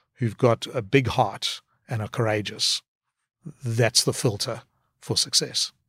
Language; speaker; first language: English; native; English